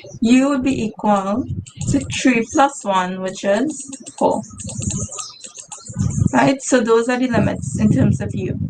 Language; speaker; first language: English; native; English